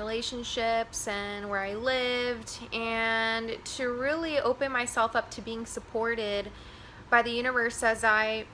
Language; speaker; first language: English; native; English